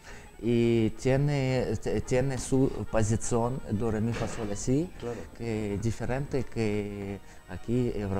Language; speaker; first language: Spanish; non-native, learner; Russian